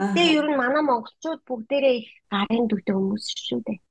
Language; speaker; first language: Mongolian; native; Mongolian